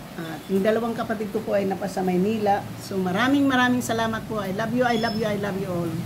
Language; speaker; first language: Filipino; non-native, local second language; Cebuano